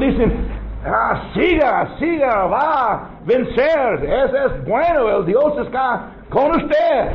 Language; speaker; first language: Spanish; non-native, learner; English